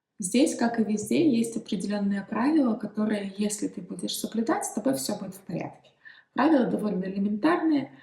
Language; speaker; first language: Russian; native; Russian